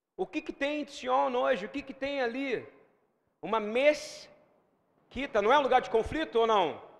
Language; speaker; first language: Portuguese; native; Portuguese